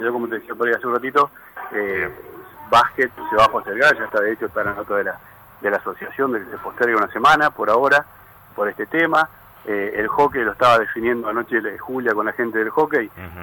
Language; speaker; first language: Spanish; native; Spanish